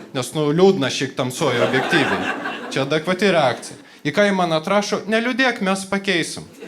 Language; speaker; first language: Lithuanian; non-native, local second language; Polish